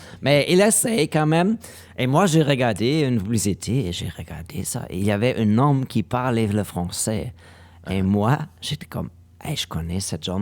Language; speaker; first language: French; non-native, learner; German